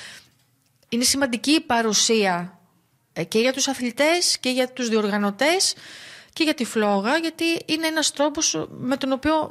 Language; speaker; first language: Greek; native; Greek